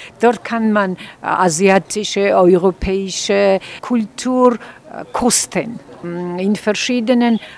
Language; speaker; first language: German; non-native, fluent; Georgian